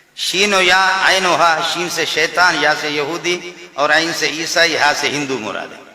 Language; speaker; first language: Urdu; non-native, local second language; Baluchi